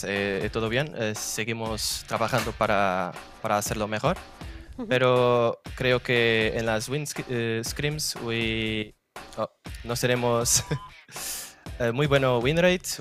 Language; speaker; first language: Spanish; non-native, learner; Portuguese